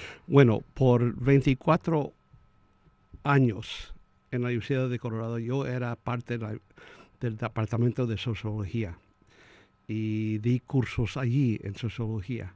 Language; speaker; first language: Spanish; early bilingual, heritage; Spanish